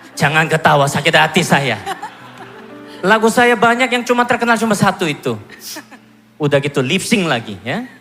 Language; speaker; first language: Indonesian; non-native, fluent; Korean